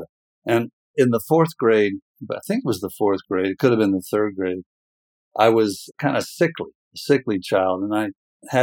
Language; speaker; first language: English; native; English